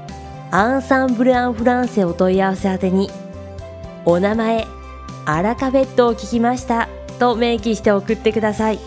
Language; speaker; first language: Japanese; native; Japanese